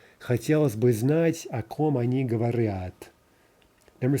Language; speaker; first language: Russian; non-native, fluent; English